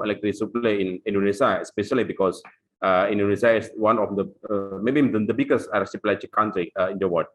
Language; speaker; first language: English; non-native, local second language; Indonesian